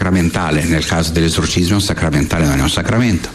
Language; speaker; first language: Italian; non-native, fluent; Portuguese